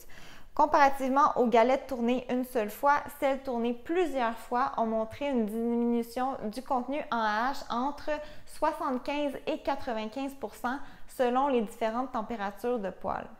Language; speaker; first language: French; native; French